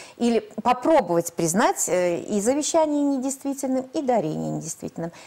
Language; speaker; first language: Russian; native; Russian